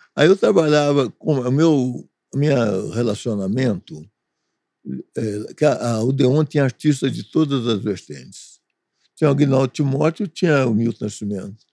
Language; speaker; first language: Portuguese; native; Portuguese